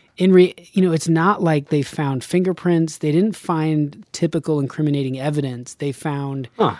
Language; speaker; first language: English; native; English